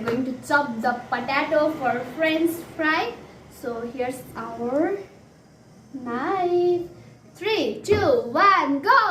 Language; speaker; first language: English; non-native, learner; Nepali